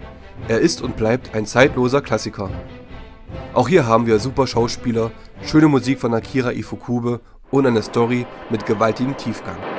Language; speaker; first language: German; native; German